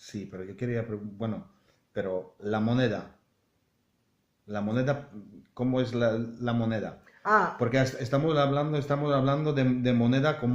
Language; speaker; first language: Spanish; non-native, fluent; Polish